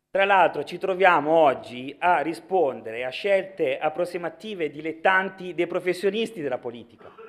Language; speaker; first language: Italian; native; Italian